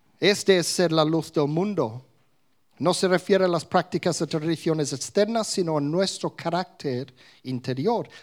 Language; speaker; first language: Spanish; non-native, fluent; English